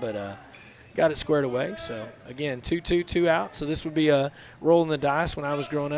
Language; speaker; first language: English; native; English